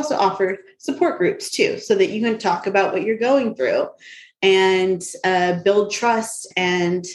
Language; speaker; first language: English; native; English